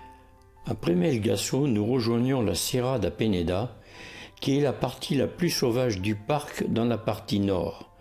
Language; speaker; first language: French; native; French